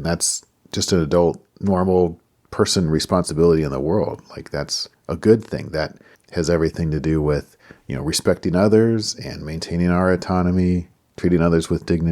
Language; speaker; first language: English; native; English